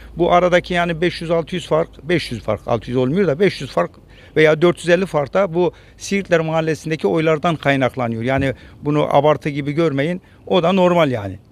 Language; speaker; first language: Turkish; native; Turkish